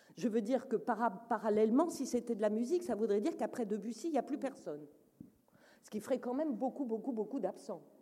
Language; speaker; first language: French; native; French